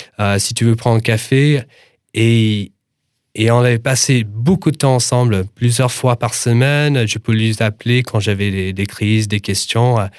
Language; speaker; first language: French; non-native, fluent; English